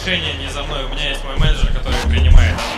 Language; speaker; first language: Russian; native; Russian